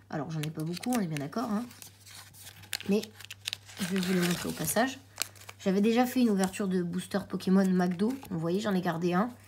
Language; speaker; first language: French; native; French